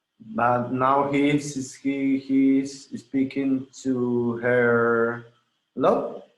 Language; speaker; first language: English; non-native, learner; Spanish